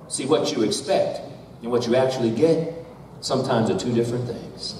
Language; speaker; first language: English; native; English